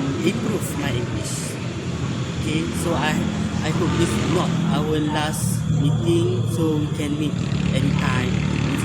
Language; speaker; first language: English; non-native, learner; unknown